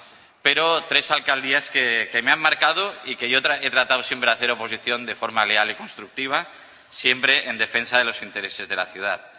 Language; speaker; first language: Spanish; native; Spanish